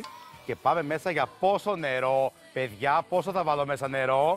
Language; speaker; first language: Greek; native; Greek